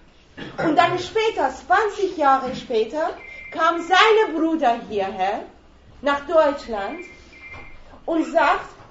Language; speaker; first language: German; non-native, fluent; Persian